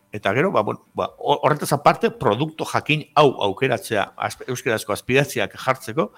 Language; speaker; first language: Basque; native; Basque